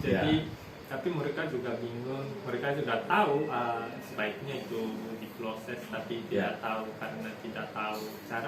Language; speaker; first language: Indonesian; non-native, fluent; Japanese